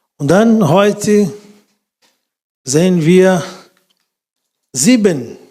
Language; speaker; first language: German; non-native, fluent; Portuguese